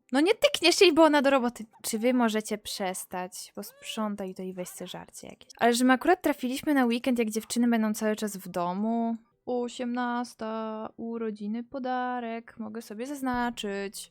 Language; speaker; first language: Polish; native; Polish